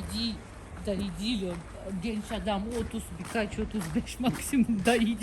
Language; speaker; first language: Turkish; non-native, learner; Russian